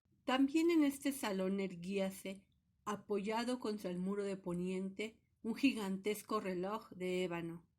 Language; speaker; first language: Spanish; native; Spanish